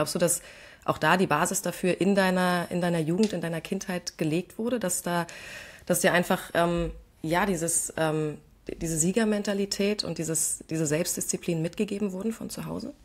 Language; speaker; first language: German; native; German